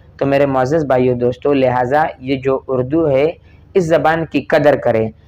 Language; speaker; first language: Urdu; non-native, local second language; Pashto